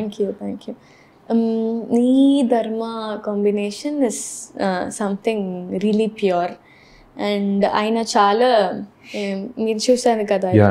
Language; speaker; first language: Telugu; non-native, learner; Tamil